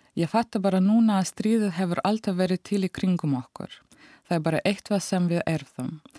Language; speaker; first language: Icelandic; non-native, fluent; Russian